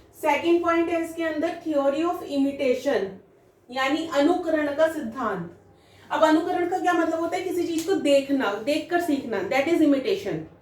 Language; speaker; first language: Hindi; native; Hindi